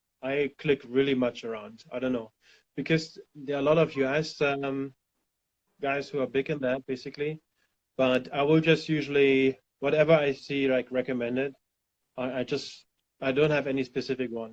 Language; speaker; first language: English; non-native, fluent; German